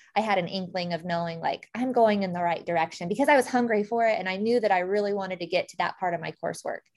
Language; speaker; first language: English; native; English